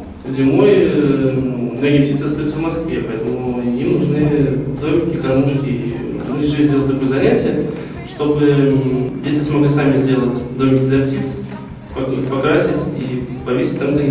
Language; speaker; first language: Russian; native; Russian